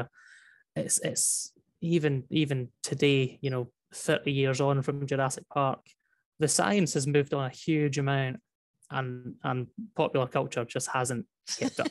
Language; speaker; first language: English; native; English